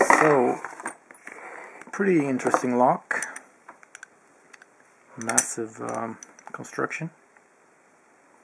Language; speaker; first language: English; native; English